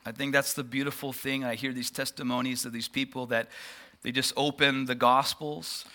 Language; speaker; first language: English; native; English